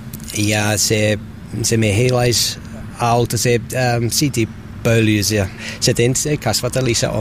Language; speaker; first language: Finnish; non-native, learner; English